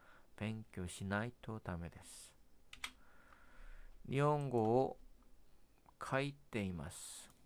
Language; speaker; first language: Japanese; non-native, learner; Korean